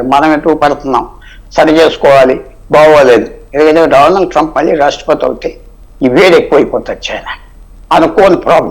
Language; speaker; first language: Telugu; native; Telugu